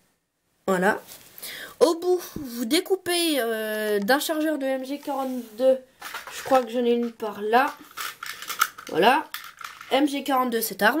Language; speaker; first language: French; native; French